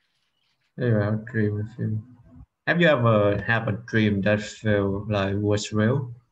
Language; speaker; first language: English; non-native, fluent; Vietnamese